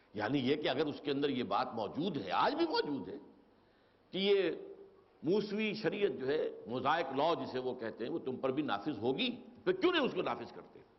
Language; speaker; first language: Urdu; native; Urdu